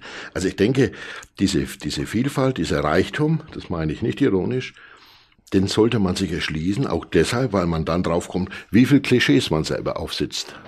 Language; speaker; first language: German; native; German